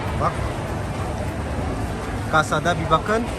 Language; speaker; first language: Turkish; non-native, fluent; Indonesian